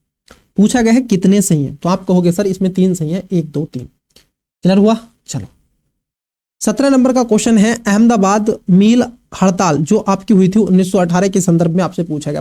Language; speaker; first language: Hindi; native; Hindi